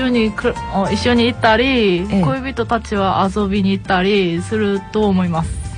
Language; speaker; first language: Japanese; non-native, learner; Korean